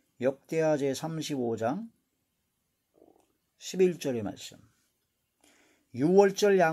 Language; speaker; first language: Korean; native; Korean